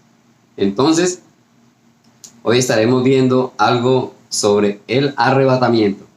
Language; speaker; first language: Spanish; native; Spanish